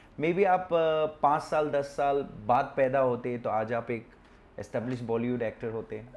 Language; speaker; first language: Hindi; non-native, local second language; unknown